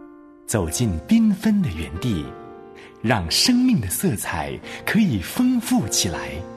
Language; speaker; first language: Chinese; native; Chinese